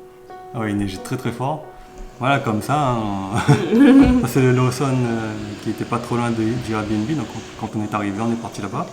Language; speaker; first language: French; native; French